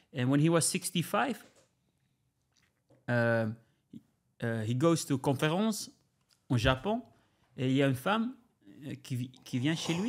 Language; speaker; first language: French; non-native, learner; Albanian